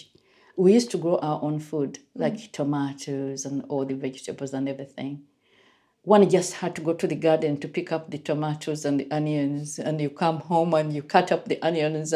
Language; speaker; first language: English; non-native, local second language; Ganda